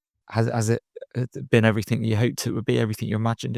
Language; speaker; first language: English; native; English